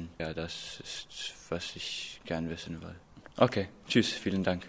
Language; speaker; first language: German; non-native, fluent; English